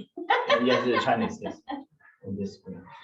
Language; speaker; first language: English; non-native, learner; Chinese